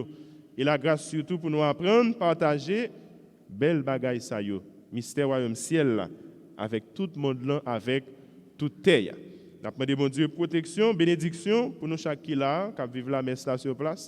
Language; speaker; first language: French; non-native, local second language; Haitian Creole